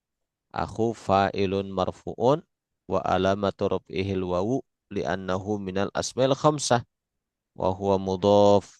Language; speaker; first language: Arabic; non-native, fluent; Indonesian